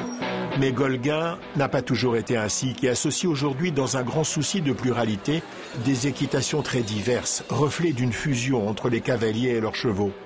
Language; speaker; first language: French; native; French